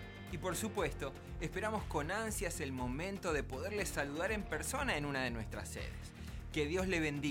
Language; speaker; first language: Spanish; native; Spanish